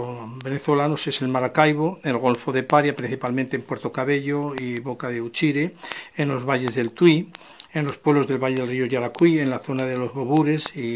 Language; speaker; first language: Spanish; native; Spanish